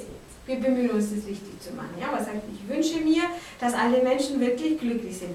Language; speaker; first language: German; native; German